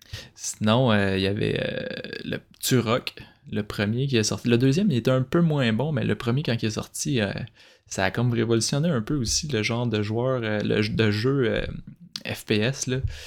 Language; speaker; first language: French; native; French